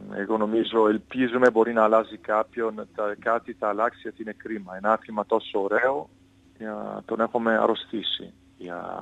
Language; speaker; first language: Greek; non-native, fluent; Italian